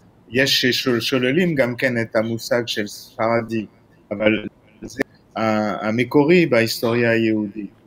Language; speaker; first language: Hebrew; non-native, fluent; French